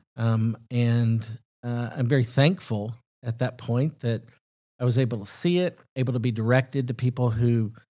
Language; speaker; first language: English; native; English